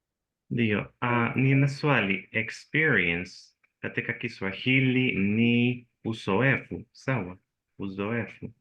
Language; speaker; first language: Swahili; non-native, learner; Spanish